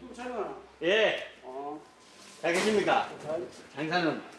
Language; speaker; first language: Korean; non-native, fluent; Bangla